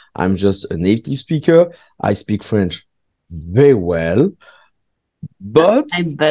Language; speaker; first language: English; non-native, fluent; French